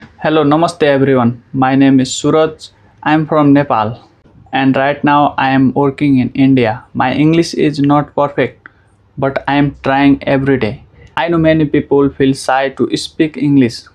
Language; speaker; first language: English; non-native, learner; Nepali